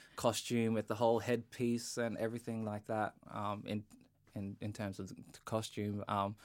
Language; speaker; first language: English; native; English